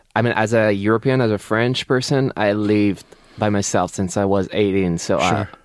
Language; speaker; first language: English; non-native, fluent; French